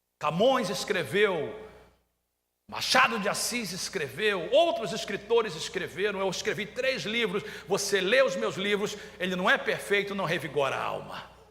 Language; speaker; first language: Portuguese; native; Portuguese